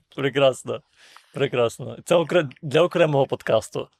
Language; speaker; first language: Ukrainian; native; Ukrainian